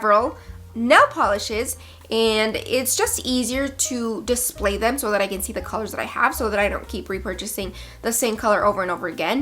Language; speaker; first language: English; native; English